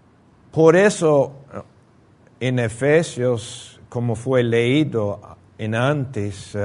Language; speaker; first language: Portuguese; non-native, fluent; Spanish